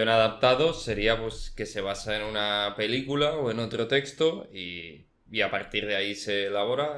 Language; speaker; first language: Spanish; native; Spanish